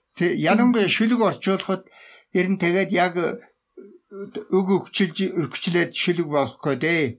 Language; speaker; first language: Mongolian; non-native, local second language; Tuvinian